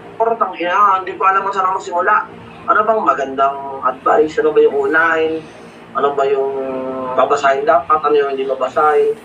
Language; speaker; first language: Filipino; non-native, local second language; Hiligaynon